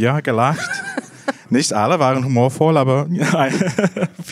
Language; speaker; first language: German; non-native, fluent; English